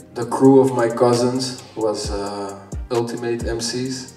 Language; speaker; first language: English; non-native, fluent; Dutch